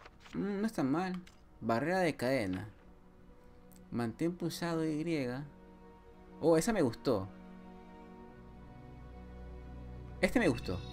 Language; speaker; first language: Spanish; native; Spanish